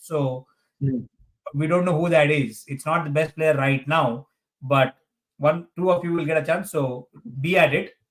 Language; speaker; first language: English; non-native, local second language; Hindi